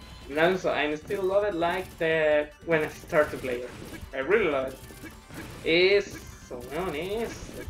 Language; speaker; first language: English; non-native, learner; Spanish